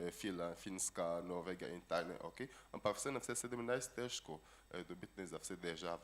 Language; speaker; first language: Slovenian; non-native, fluent; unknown